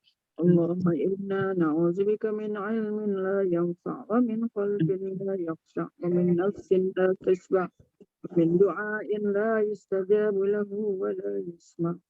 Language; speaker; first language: Arabic; non-native, fluent; Malay